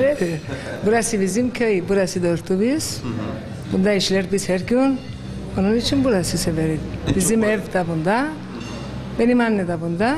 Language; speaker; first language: Turkish; non-native, local second language; Arabic